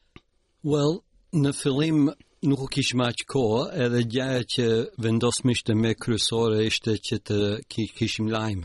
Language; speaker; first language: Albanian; early bilingual, heritage; Albanian